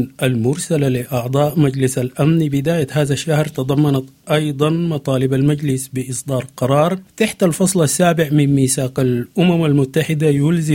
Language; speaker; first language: Arabic; native; Arabic